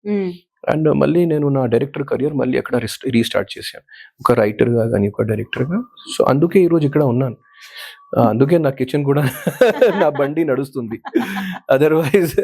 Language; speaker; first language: Telugu; non-native, fluent; Hindi